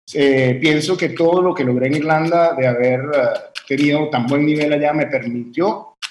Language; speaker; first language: Spanish; early bilingual, heritage; French